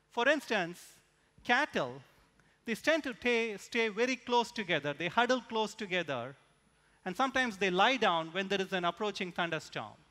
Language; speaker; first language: English; non-native, local second language; Tamil